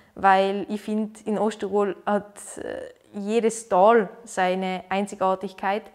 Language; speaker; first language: German; native; German